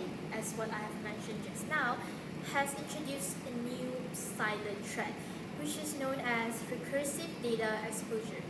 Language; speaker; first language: English; non-native, local second language; Malay